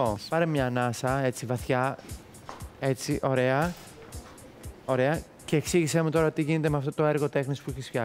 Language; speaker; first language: Greek; native; Greek